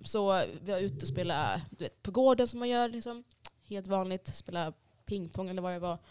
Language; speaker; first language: Swedish; early bilingual, other home language; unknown